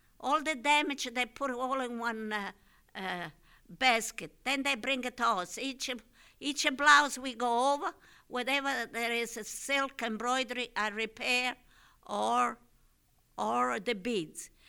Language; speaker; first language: English; non-native, fluent; Italian